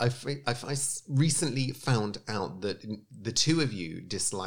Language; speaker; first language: English; native; English